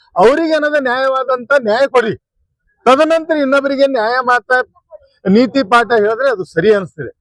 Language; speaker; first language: Kannada; non-native, local second language; Urdu